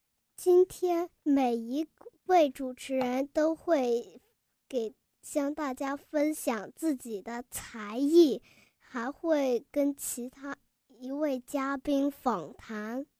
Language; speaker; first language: Chinese; early bilingual, heritage; Chinese